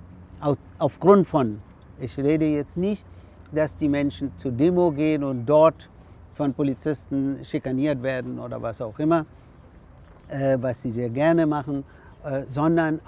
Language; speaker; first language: German; non-native, fluent; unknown